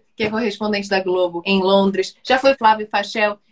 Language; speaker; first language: Portuguese; native; Portuguese